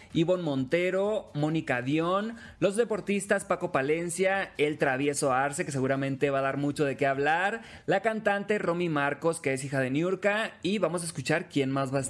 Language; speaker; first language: Spanish; native; Spanish